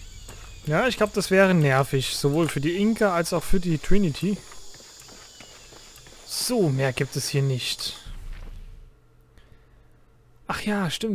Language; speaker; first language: German; native; German